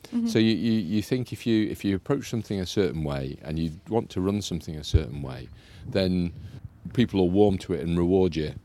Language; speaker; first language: English; native; English